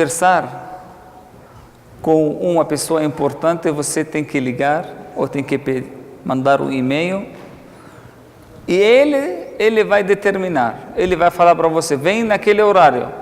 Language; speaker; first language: Portuguese; non-native, fluent; Arabic